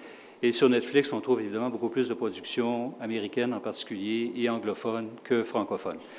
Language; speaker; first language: French; native; French